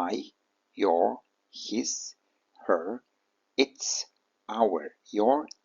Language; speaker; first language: English; non-native, fluent; Turkish